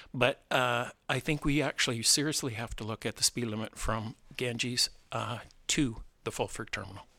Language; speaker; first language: English; native; English